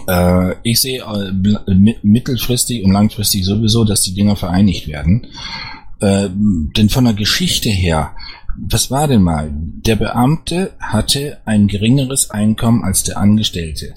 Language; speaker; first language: German; native; German